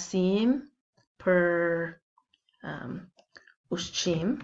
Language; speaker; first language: Albanian; non-native, learner; English